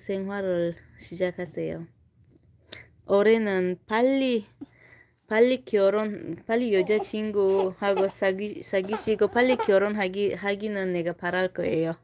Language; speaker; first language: Korean; non-native, fluent; Tajik